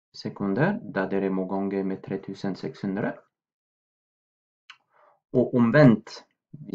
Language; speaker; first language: Norwegian; non-native, fluent; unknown